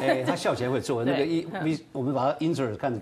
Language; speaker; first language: Chinese; native; Chinese